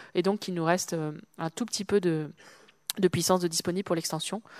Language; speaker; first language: French; native; French